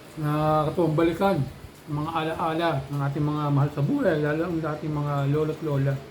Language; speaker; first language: Filipino; native; Filipino